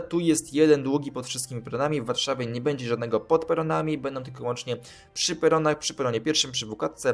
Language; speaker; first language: Polish; native; Polish